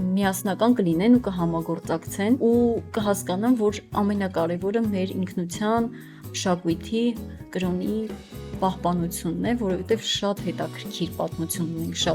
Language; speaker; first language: Armenian; non-native, local second language; Kurdish